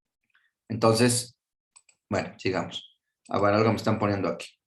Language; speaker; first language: Spanish; native; Spanish